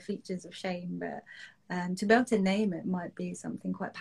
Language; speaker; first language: English; native; English